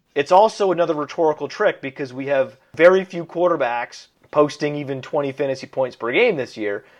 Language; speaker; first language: English; early bilingual, other home language; Italian